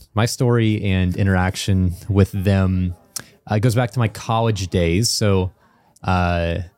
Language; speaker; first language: English; native; English